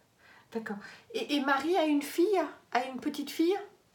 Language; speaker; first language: French; native; French